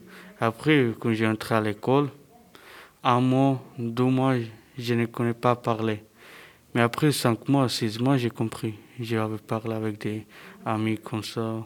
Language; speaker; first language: French; non-native, fluent; Serbian